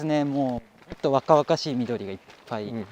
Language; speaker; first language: Japanese; native; Japanese